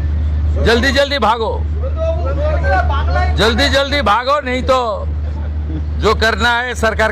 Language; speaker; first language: Hindi; non-native, local second language; Bangla